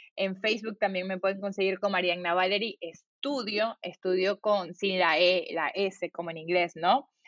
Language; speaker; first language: Spanish; native; Spanish